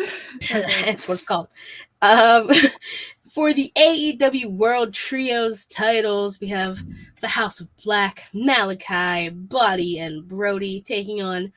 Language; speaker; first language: English; native; English